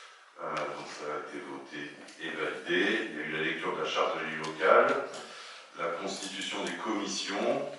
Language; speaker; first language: French; native; French